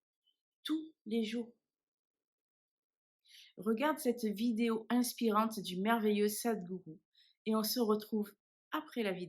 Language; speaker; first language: French; native; French